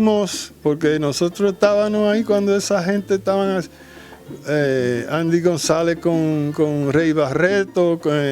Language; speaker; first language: Spanish; early bilingual, heritage; Spanish